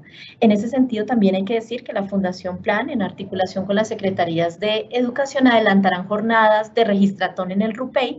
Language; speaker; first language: Spanish; native; Spanish